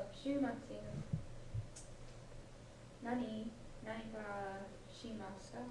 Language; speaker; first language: Japanese; non-native, learner; English